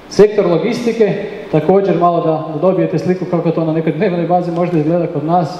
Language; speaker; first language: Croatian; native; Croatian